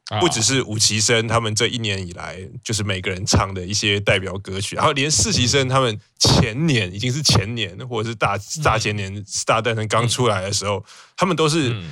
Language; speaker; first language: Chinese; native; Chinese